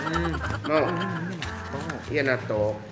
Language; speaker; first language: Indonesian; non-native, fluent; Japanese